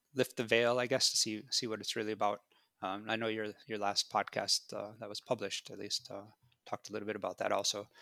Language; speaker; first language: English; native; English